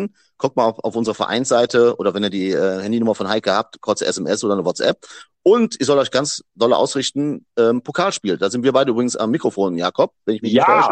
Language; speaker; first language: German; native; German